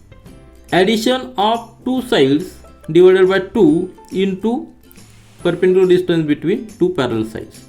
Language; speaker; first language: English; non-native, local second language; Marathi